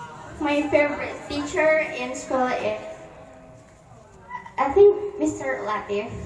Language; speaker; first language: English; non-native, learner; Indonesian